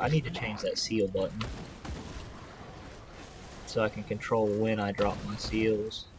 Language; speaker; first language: English; native; English